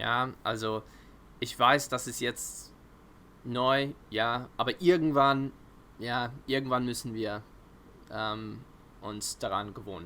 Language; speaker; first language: German; non-native, fluent; English